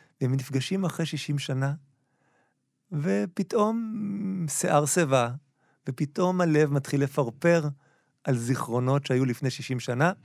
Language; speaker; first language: Hebrew; native; Hebrew